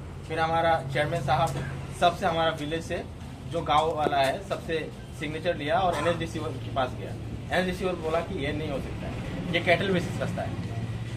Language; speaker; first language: Hindi; non-native, local second language; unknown